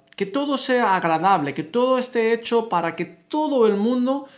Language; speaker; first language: Spanish; native; Spanish